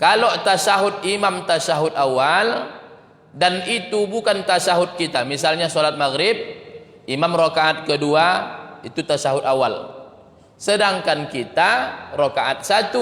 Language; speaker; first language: Indonesian; native; Indonesian